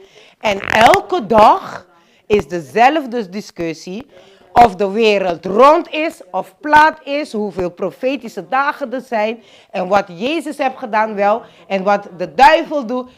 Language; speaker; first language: Dutch; non-native, local second language; Papiamento